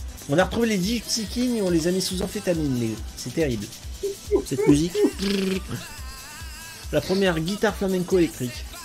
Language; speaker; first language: French; native; French